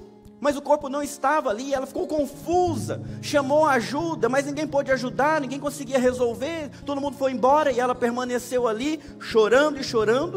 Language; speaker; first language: Portuguese; native; Portuguese